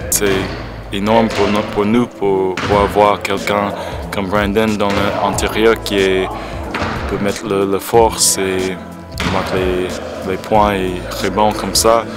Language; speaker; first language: French; non-native, fluent; English